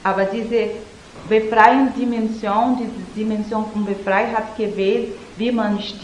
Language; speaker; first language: German; non-native, learner; Portuguese